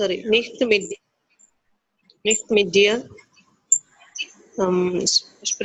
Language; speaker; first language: German; non-native, learner; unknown